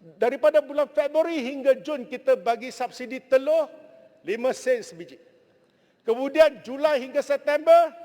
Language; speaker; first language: Malay; non-native, local second language; Chinese